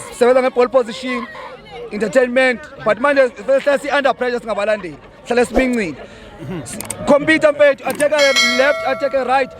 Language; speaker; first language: Zulu; native; Zulu